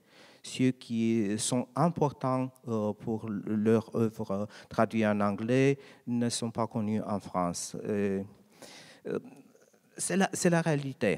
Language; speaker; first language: French; non-native, learner; Romanian